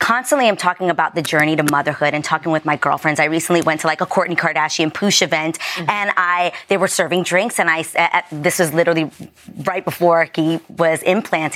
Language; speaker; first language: English; native; English